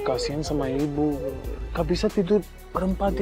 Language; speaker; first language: Indonesian; non-native, learner; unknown